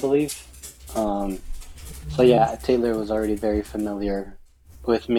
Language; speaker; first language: English; native; English